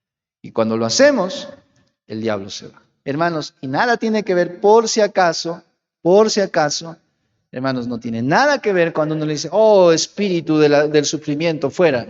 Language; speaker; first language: Spanish; native; Spanish